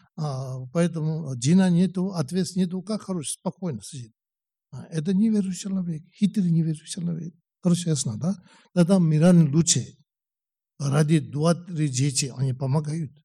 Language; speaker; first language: Russian; non-native, learner; Tibetan